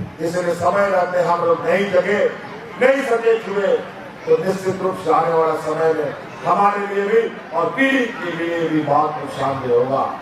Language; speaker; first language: Hindi; native; Hindi